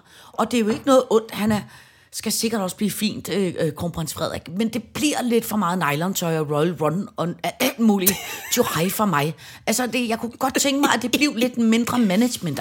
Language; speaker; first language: Danish; native; Danish